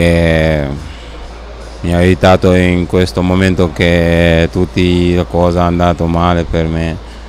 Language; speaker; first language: Italian; non-native, learner; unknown